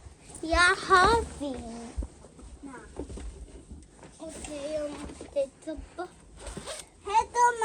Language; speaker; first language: Swedish; early bilingual, other home language; Mongolian